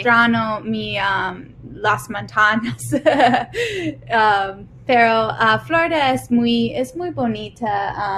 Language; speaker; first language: Spanish; non-native, learner; English